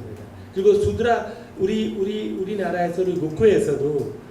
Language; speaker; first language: Korean; non-native, learner; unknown